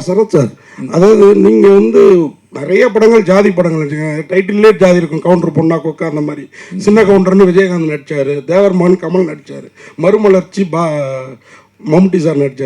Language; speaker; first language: Tamil; native; Tamil